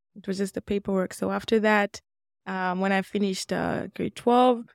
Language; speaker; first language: English; non-native, local second language; Swahili